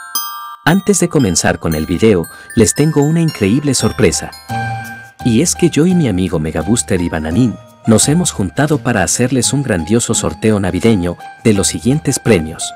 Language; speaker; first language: Spanish; native; Spanish